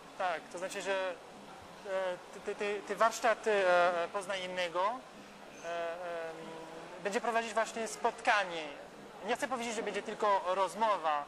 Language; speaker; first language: Polish; non-native, learner; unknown